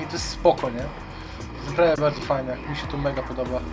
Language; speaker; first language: Polish; native; Polish